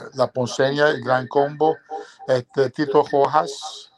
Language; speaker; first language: Spanish; early bilingual, heritage; Spanish